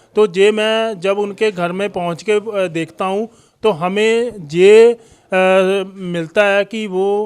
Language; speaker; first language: Hindi; non-native, local second language; Punjabi